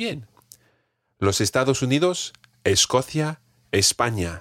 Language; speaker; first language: Spanish; non-native, fluent; English